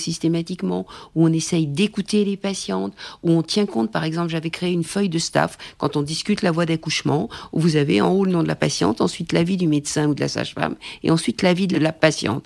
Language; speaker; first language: French; native; French